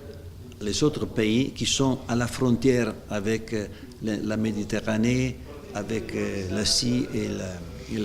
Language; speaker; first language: French; non-native, fluent; Italian